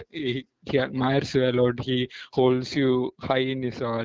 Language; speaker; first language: English; non-native, local second language; Malayalam